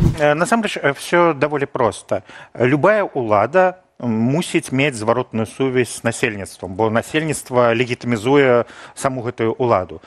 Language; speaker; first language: Belarusian; non-native, local second language; Russian